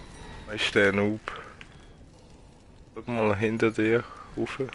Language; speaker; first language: German; native; German